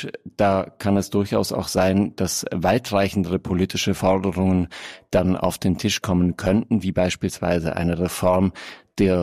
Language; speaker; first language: German; native; German